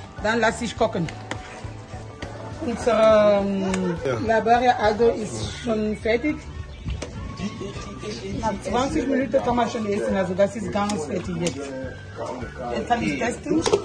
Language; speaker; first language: German; non-native, fluent; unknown